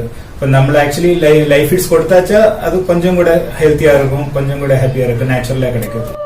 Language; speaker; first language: Tamil; non-native, learner; Malayalam